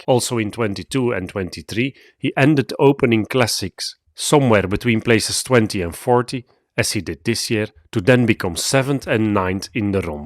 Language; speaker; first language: English; non-native, fluent; Dutch